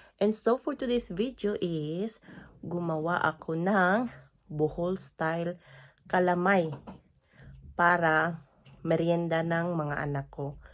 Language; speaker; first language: Filipino; non-native, local second language; Cebuano